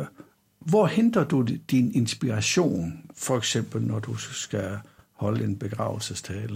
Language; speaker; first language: Danish; native; Danish